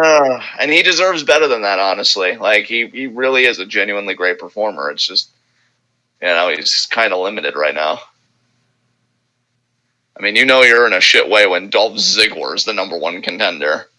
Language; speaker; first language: English; native; English